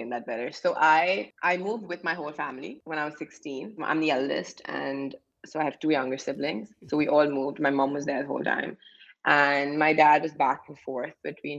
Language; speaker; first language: English; non-native, local second language; Urdu